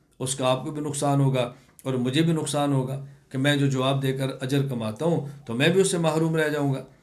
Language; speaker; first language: Urdu; non-native, local second language; Punjabi